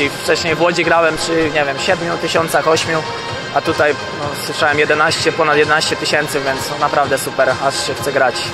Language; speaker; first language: Polish; native; Polish